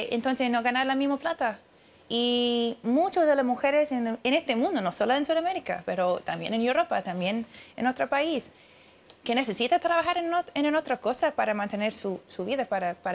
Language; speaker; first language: Spanish; early bilingual, heritage; English